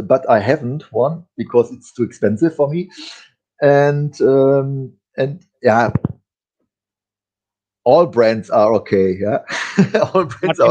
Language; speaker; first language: English; non-native, fluent; German